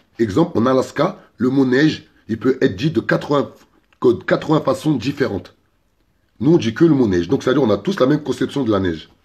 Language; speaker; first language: French; early bilingual, other home language; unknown